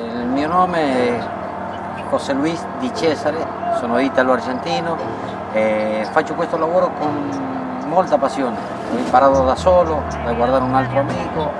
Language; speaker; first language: Italian; early bilingual, heritage; Spanish